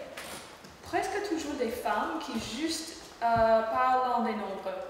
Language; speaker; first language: French; non-native, learner; English